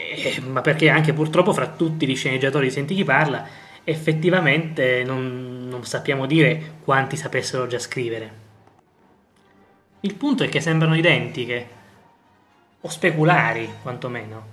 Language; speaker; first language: Italian; native; Italian